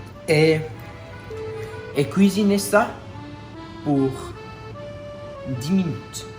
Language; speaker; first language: French; non-native, learner; English